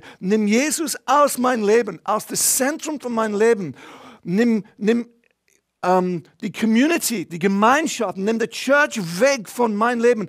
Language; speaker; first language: German; non-native, fluent; English